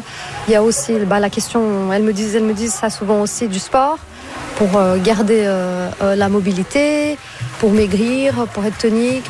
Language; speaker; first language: French; non-native, fluent; Portuguese